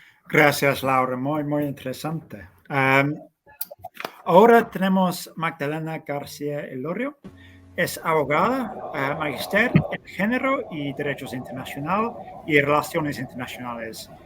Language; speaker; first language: Spanish; non-native, fluent; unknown